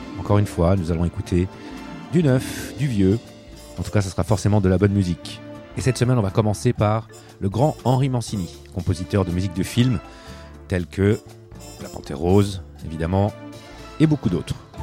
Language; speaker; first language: French; native; French